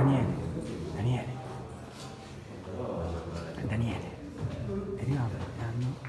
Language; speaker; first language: Italian; native; Italian